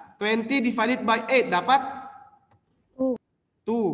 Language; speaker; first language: English; non-native, local second language; Indonesian